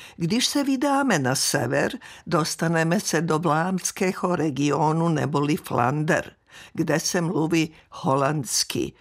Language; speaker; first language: Czech; non-native, fluent; Serbian